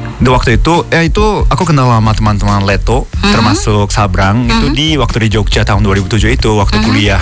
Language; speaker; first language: Indonesian; non-native, fluent; Japanese